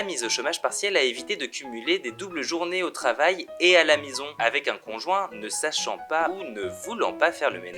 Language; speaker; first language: French; native; French